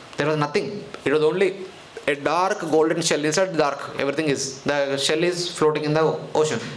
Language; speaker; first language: English; non-native, local second language; Telugu